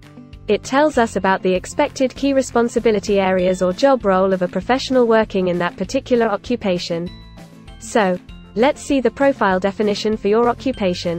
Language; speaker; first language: English; non-native, local second language; Hindi